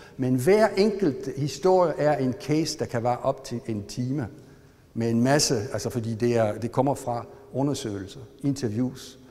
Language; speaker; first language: Danish; non-native, fluent; French